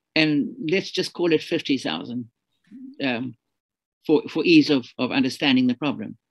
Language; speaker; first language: English; native; English